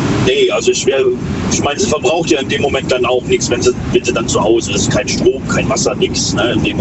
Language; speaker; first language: German; native; German